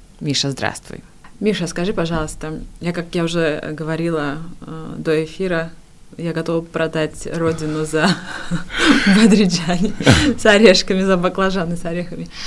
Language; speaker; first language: Russian; non-native, fluent; Georgian